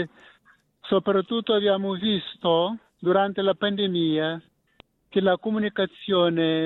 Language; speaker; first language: Italian; non-native, fluent; Kabuverdianu